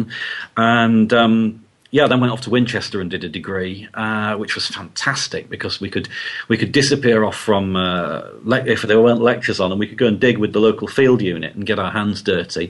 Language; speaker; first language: English; native; English